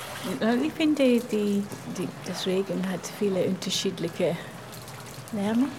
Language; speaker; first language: German; non-native, learner; English